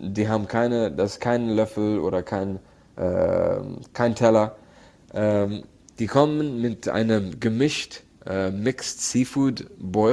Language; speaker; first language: German; non-native, learner; Arabic